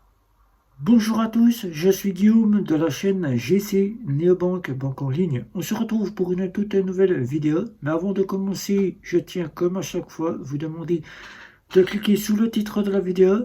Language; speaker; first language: French; native; French